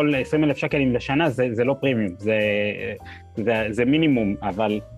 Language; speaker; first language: Hebrew; native; Hebrew